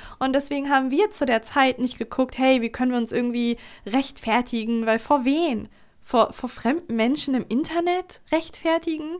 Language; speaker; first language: German; early bilingual, other home language; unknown